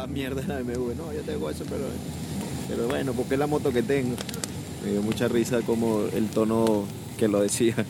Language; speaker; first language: Spanish; native; Spanish